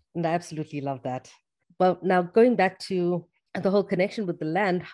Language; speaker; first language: English; native; English